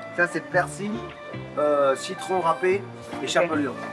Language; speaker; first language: French; native; French